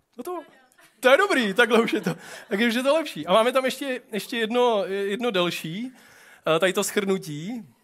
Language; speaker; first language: Czech; native; Czech